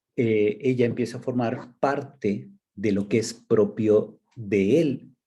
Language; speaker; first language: Spanish; native; Spanish